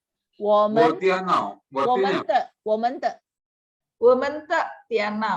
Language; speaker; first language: Chinese; non-native, fluent; Indonesian